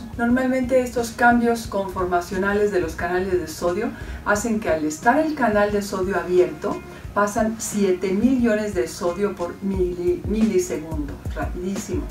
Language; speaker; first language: Spanish; native; Spanish